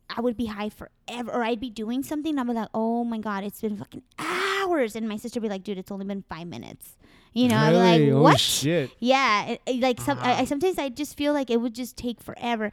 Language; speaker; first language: English; non-native, fluent; Spanish